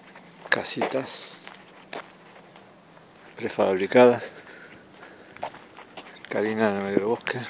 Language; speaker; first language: Spanish; native; Spanish